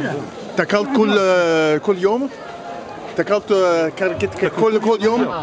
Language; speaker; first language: Arabic; non-native, learner; English